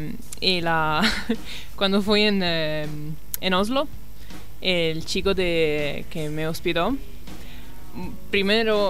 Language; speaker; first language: Spanish; non-native, learner; Italian